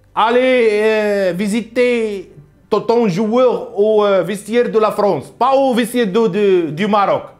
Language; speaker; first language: French; non-native, local second language; Arabic